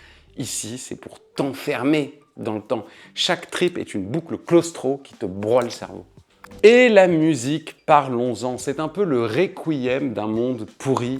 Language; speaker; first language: French; native; French